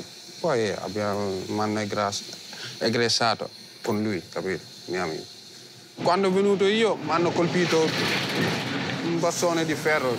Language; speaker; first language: Italian; non-native, learner; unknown